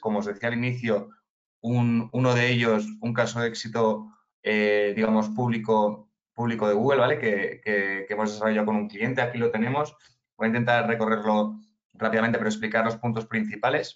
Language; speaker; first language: Spanish; native; Spanish